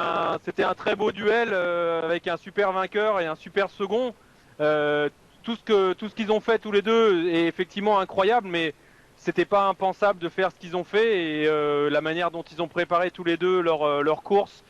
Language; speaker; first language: French; native; French